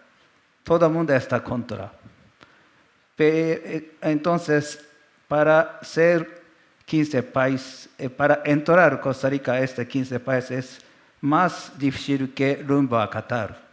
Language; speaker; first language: Spanish; non-native, learner; Japanese